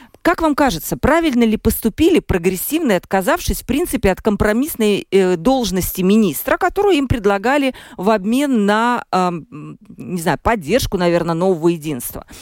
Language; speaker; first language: Russian; native; Russian